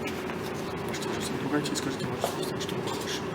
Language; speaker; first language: Russian; non-native, learner; Arabic